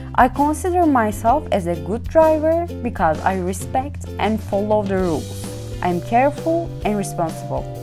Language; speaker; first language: English; non-native, fluent; Turkish